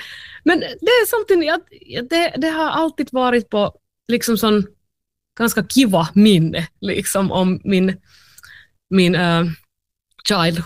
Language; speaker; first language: Swedish; non-native, learner; Finnish